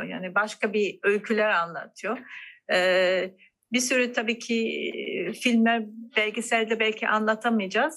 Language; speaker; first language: Turkish; non-native, fluent; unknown